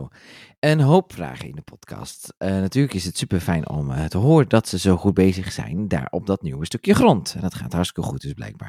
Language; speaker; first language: Dutch; native; Dutch